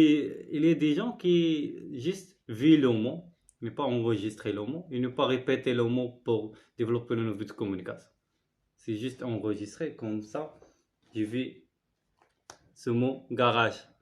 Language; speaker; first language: French; non-native, learner; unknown